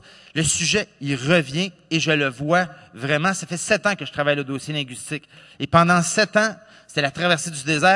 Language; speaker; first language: French; native; French